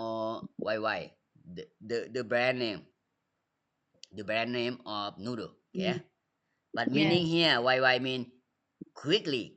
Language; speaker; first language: English; non-native, learner; Thai